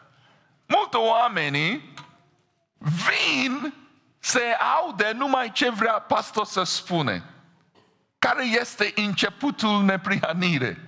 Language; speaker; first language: Romanian; non-native, fluent; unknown